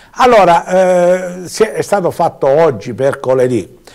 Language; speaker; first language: Italian; native; Italian